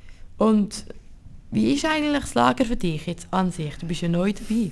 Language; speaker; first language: German; native; German